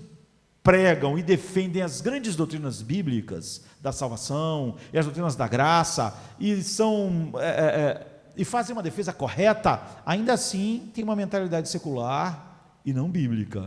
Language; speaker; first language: Portuguese; native; Portuguese